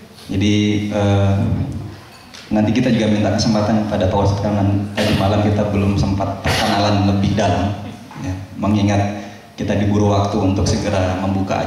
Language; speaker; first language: Indonesian; native; Indonesian